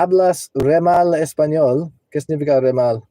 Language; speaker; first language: Spanish; non-native, learner; English